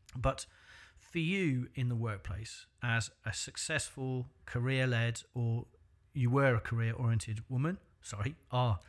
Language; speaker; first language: English; native; English